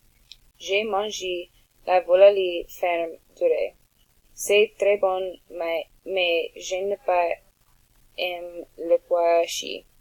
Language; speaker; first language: French; non-native, learner; English